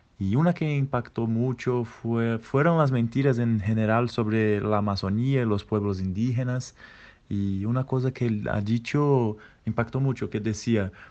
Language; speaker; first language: Spanish; non-native, fluent; Portuguese